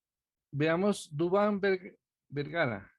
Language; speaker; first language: Spanish; native; Spanish